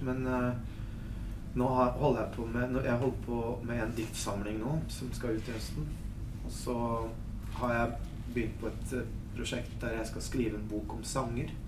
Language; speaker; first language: Norwegian; early bilingual, other home language; Spanish